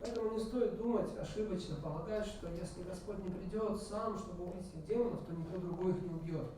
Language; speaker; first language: Russian; native; Russian